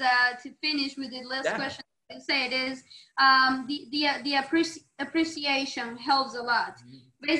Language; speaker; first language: English; non-native, fluent; Spanish